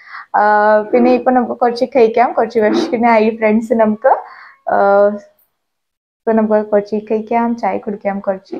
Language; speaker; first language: Malayalam; non-native, local second language; Hindi